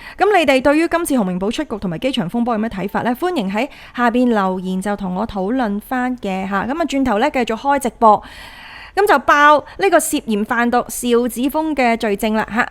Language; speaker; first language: Cantonese; native; Cantonese